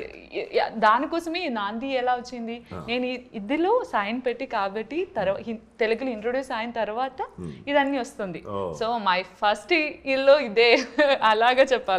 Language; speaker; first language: Telugu; non-native, learner; Malayalam